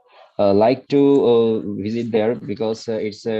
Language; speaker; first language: English; non-native, learner; Bangla